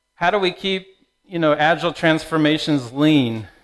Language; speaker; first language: English; native; English